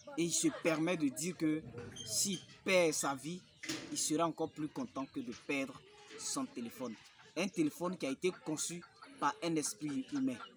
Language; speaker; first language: French; native; French